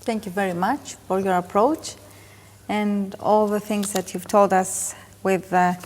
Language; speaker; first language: English; non-native, fluent; Greek